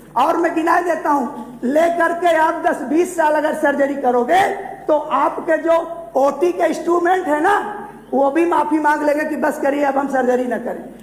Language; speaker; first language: Hindi; native; Hindi